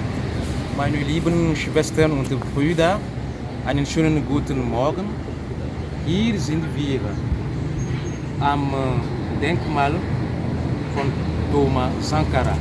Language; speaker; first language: German; non-native, fluent; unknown